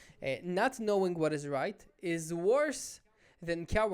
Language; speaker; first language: English; non-native, local second language; Hebrew